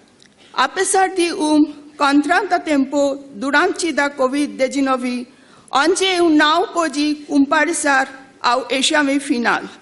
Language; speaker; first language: Portuguese; non-native, learner; Bangla